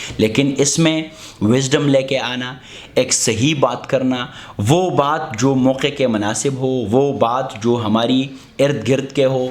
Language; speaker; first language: Urdu; non-native, local second language; Pashto